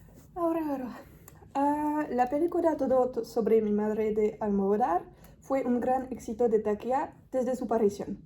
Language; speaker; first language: Spanish; non-native, fluent; French